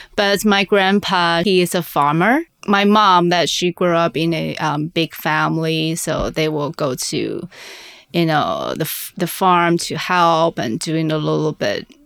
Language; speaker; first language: English; non-native, fluent; Chinese